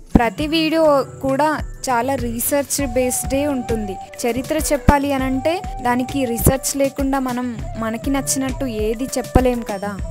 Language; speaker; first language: Telugu; non-native, local second language; Lambadi